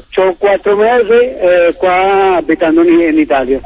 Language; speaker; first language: Italian; early bilingual, heritage; Spanish